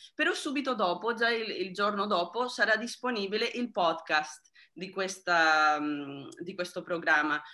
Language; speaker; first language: Italian; non-native, fluent; Spanish